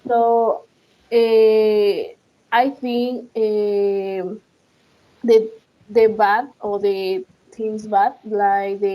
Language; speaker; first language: English; non-native, learner; Spanish